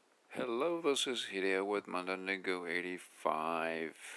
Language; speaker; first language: English; non-native, fluent; Japanese